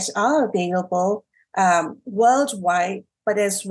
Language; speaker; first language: English; native; English